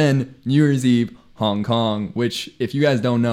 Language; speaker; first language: English; non-native, local second language; Spanish